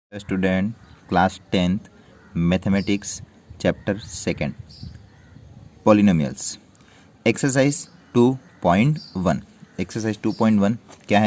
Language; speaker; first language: Hindi; native; Hindi